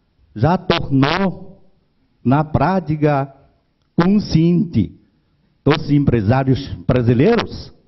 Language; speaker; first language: Portuguese; non-native, learner; Chinese